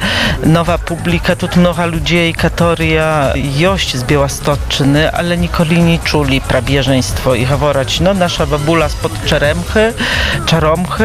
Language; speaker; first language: Polish; non-native, local second language; Belarusian